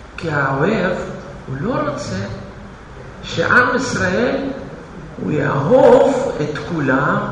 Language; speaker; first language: Hebrew; non-native, fluent; Russian